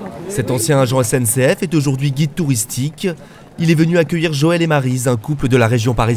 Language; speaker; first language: French; native; French